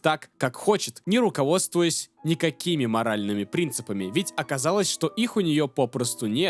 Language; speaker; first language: Russian; native; Russian